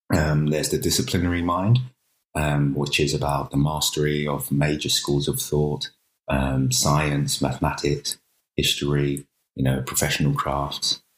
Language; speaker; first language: English; native; English